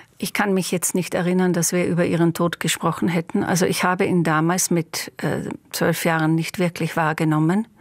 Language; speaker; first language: German; non-native, local second language; Slovenian